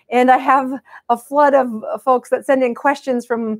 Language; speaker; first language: English; native; English